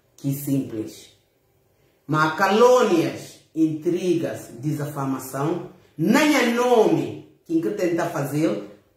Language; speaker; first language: Portuguese; non-native, local second language; Upper Guinea Crioulo